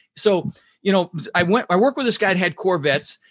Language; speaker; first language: English; early bilingual, other home language; Dutch